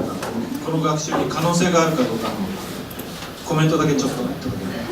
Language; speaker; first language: Japanese; native; Japanese